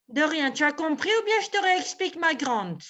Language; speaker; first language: French; non-native, local second language; Arabic